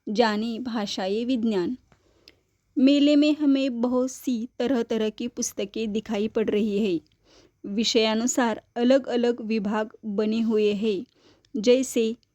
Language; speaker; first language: Hindi; non-native, local second language; Marathi